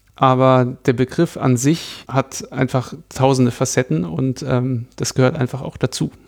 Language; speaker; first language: German; native; German